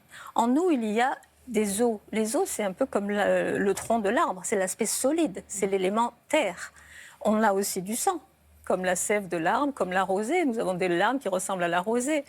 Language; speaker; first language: French; native; French